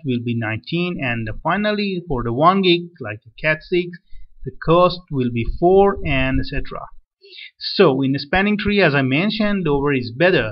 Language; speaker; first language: English; non-native, fluent; Persian